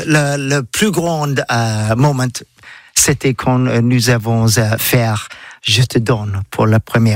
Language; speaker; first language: French; non-native, learner; English